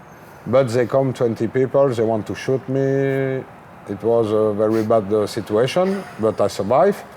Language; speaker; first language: English; non-native, learner; French